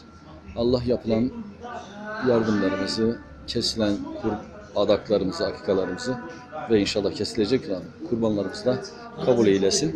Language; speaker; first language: Turkish; native; Turkish